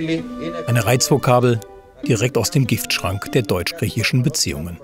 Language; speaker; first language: German; native; German